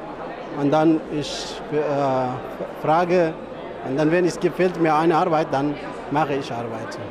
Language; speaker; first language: German; non-native, learner; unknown